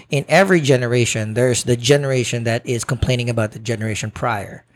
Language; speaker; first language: English; non-native, local second language; Filipino